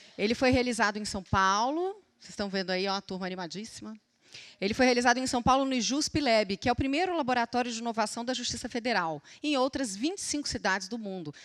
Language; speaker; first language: Portuguese; native; Portuguese